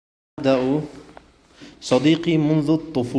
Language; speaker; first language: Arabic; non-native, fluent; Uzbek